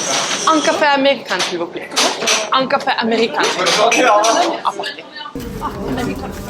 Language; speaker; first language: French; non-native, learner; Russian